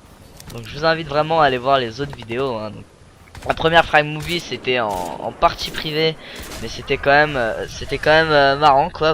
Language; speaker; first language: French; native; French